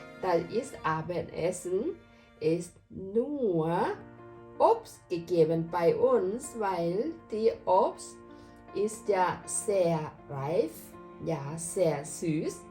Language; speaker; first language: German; non-native, learner; Thai